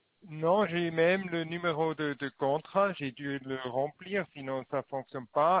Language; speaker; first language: French; non-native, learner; Swiss German